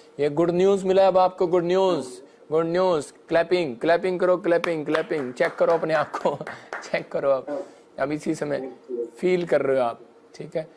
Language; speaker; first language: Hindi; non-native, local second language; Punjabi